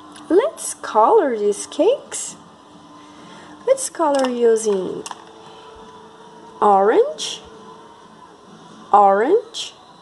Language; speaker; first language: English; non-native, fluent; Portuguese